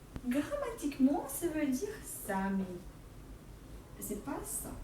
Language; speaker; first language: French; non-native, fluent; Portuguese